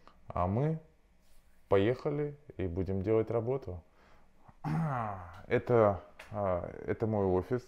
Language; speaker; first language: Russian; native; Russian